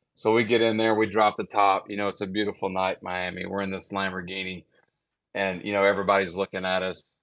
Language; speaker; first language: English; native; English